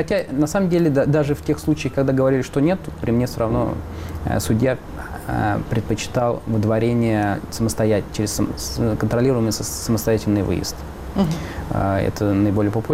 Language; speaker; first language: Russian; native; Russian